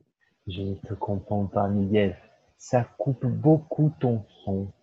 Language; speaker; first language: French; non-native, fluent; Portuguese